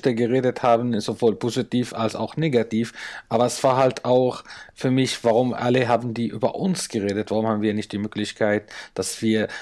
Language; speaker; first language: German; non-native, fluent; Arabic